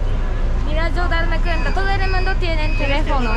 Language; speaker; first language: Spanish; non-native, learner; Japanese